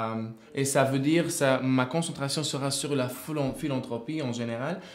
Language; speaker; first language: French; non-native, fluent; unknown